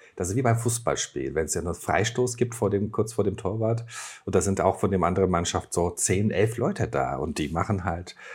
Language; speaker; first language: German; non-native, fluent; Turkish